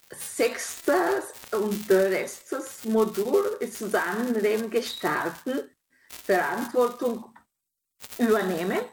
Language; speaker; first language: German; non-native, fluent; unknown